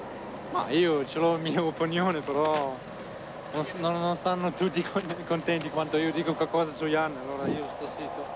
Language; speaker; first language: Italian; non-native, fluent; Danish